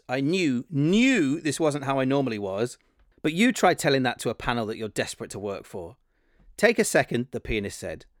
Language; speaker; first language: English; native; English